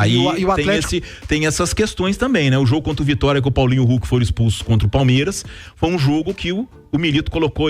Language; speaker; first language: Portuguese; native; Portuguese